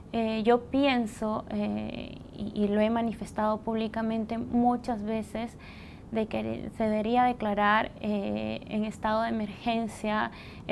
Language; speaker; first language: Spanish; native; Spanish